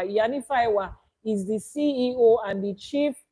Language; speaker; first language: English; non-native, local second language; Yoruba